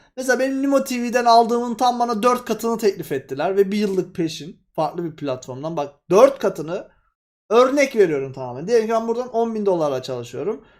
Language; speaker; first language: Turkish; native; Turkish